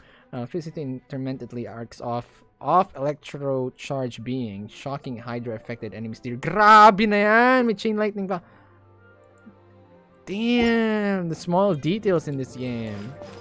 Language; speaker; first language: English; non-native, local second language; Filipino